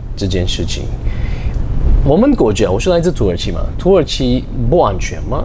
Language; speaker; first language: Chinese; non-native, fluent; Turkish